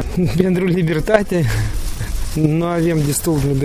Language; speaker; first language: Romanian; non-native, local second language; Russian